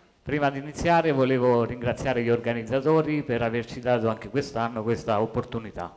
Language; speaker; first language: Italian; native; Italian